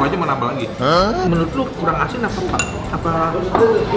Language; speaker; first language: Indonesian; native; Indonesian